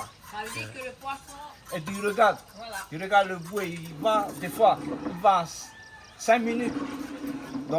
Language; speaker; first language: French; non-native, local second language; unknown